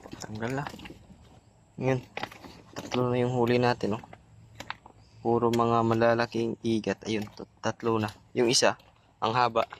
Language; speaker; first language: Filipino; non-native, local second language; Cebuano